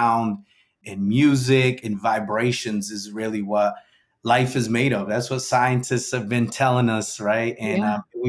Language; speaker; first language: English; native; English